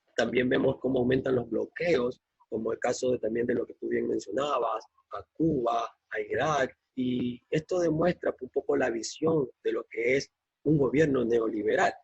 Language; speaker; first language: Spanish; native; Spanish